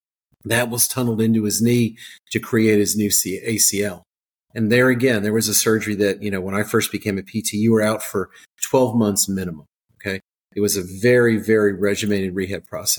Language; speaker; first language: English; native; English